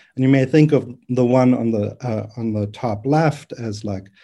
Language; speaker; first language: English; non-native, fluent; German